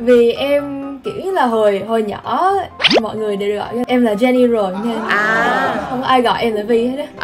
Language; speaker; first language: Vietnamese; early bilingual, heritage; Vietnamese